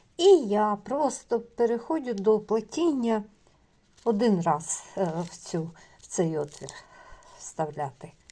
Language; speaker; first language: Ukrainian; non-native, local second language; Russian